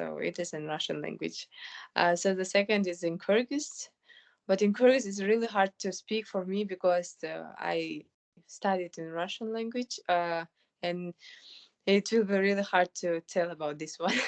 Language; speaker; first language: English; non-native, fluent; Kyrgyz